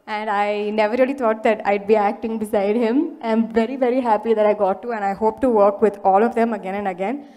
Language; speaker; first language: English; non-native, local second language; Telugu